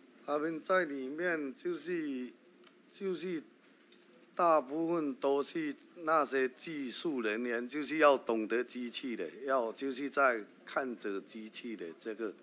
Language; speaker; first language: Chinese; early bilingual, heritage; Chinese